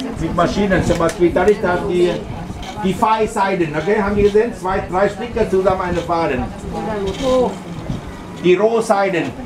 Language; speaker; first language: German; non-native, learner; Vietnamese